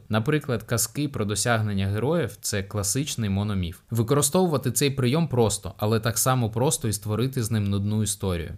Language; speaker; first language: Ukrainian; native; Ukrainian